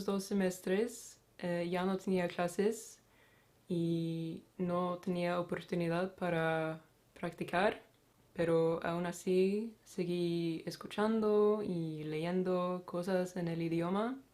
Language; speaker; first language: Spanish; non-native, fluent; Swedish